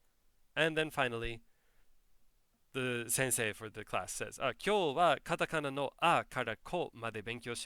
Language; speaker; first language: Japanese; non-native, fluent; English